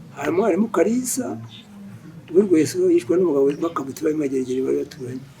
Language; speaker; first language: Kinyarwanda; native; Kinyarwanda